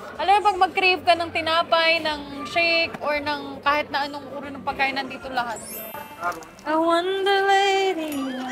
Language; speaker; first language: Filipino; native; Filipino